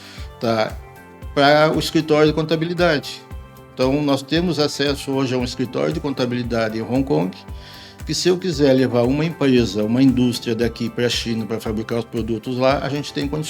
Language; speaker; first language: Portuguese; native; Portuguese